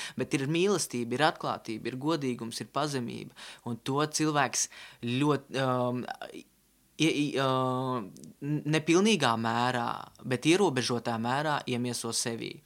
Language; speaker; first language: Latvian; non-native, local second language; Russian